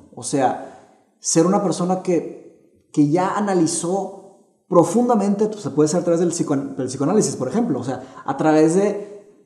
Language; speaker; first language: Spanish; early bilingual, other home language; Portuguese